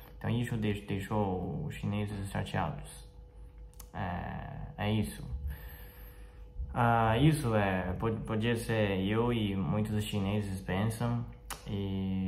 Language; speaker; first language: Portuguese; non-native, fluent; Chinese